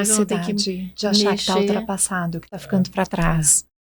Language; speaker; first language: Portuguese; native; Portuguese